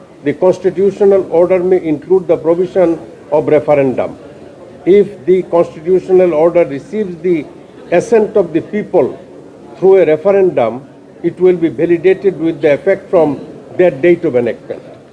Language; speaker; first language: English; non-native, local second language; Bangla